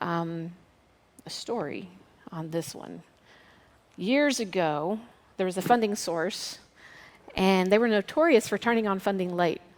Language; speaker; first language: English; native; English